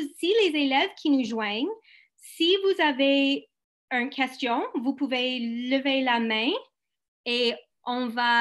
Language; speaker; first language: French; non-native, local second language; English